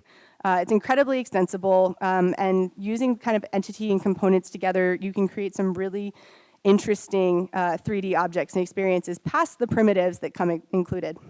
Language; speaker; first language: English; native; English